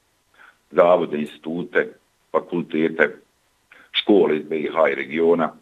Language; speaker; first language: Bosnian; native; Bosnian